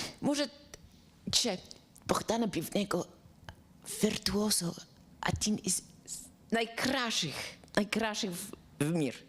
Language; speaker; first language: Ukrainian; non-native, learner; English